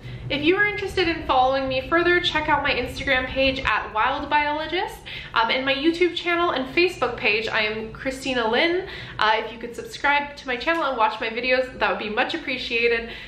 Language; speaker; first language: English; native; English